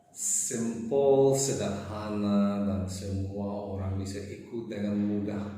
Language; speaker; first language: Indonesian; non-native, fluent; English